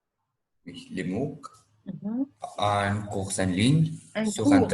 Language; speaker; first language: French; non-native, learner; Spanish